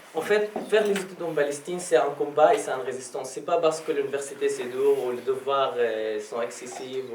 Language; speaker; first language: French; non-native, fluent; Arabic